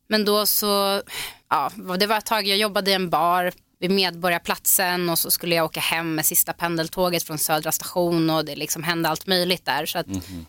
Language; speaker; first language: Swedish; native; Swedish